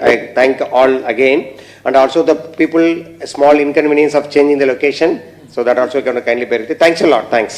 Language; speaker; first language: English; non-native, local second language; Telugu